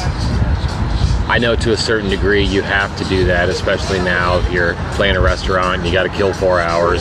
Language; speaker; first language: English; native; English